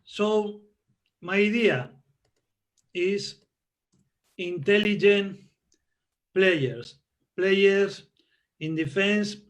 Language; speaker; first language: English; non-native, learner; Spanish